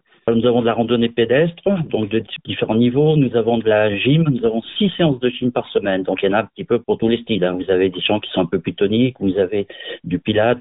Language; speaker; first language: French; native; French